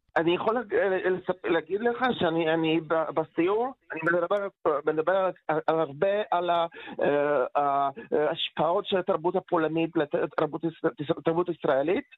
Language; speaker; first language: Hebrew; non-native, fluent; Polish